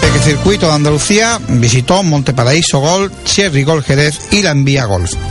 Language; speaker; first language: Spanish; native; Spanish